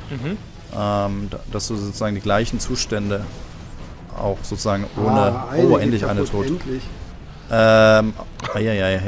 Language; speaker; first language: German; native; German